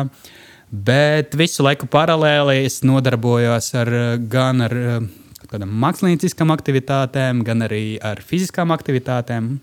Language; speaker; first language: Latvian; non-native, local second language; Russian